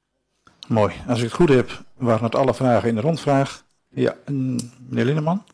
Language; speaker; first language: Dutch; native; Dutch